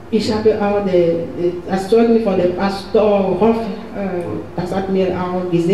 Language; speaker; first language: German; non-native, learner; French